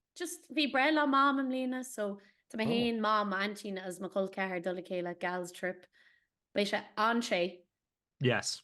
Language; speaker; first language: Irish; native; Irish